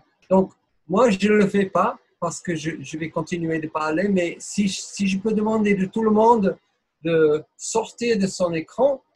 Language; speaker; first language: French; non-native, fluent; English